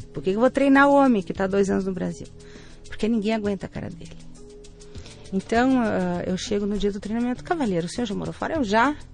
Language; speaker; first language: Portuguese; native; Portuguese